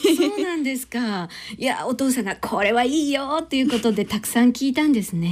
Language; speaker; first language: Japanese; native; Japanese